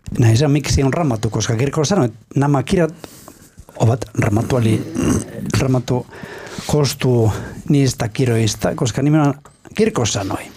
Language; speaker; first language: Finnish; non-native, fluent; Spanish